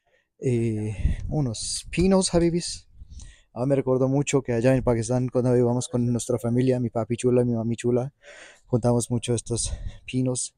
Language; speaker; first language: Spanish; non-native, fluent; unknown